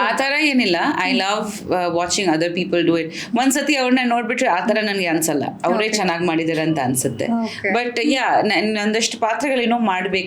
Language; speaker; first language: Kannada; non-native, local second language; Bangla